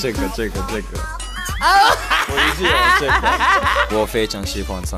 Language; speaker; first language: Chinese; non-native, learner; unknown